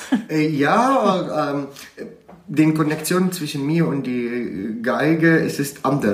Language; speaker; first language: German; non-native, learner; Arabic